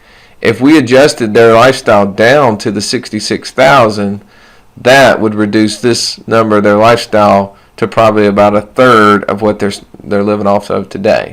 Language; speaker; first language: English; native; English